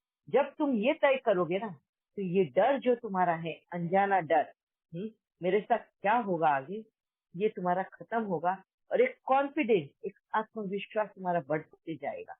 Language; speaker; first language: Hindi; native; Hindi